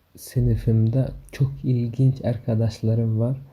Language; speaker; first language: Turkish; non-native, fluent; Somali